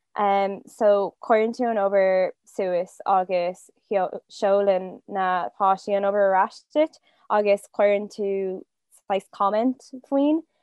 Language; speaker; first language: Irish; non-native, local second language; English